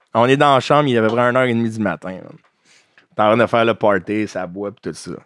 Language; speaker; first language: French; native; French